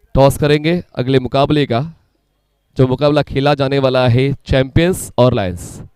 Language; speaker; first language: Hindi; non-native, local second language; Marathi